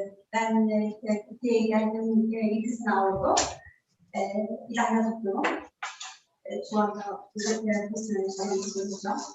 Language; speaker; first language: Turkish; non-native, fluent; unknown